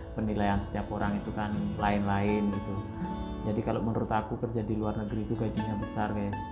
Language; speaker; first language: Indonesian; native; Indonesian